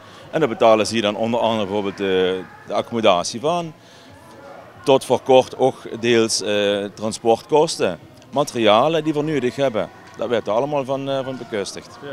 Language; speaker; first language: Dutch; native; Dutch